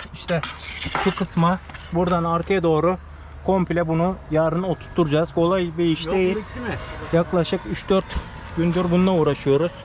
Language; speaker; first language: Turkish; native; Turkish